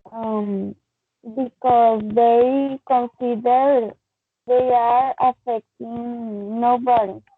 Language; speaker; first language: English; non-native, learner; Spanish